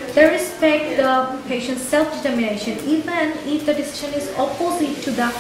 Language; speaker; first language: English; non-native, local second language; Bangla